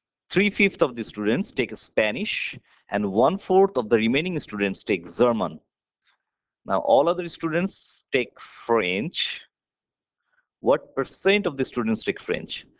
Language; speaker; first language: English; non-native, local second language; Bangla